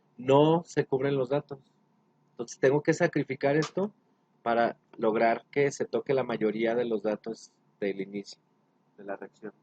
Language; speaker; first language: Spanish; native; Spanish